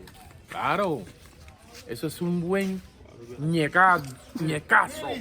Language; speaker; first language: Spanish; native; Spanish